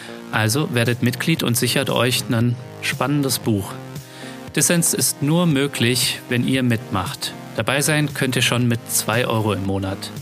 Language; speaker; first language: German; native; German